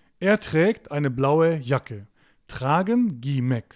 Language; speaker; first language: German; non-native, fluent; Turkish